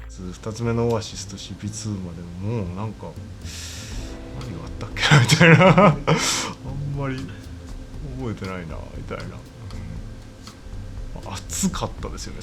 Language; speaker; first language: Japanese; native; Japanese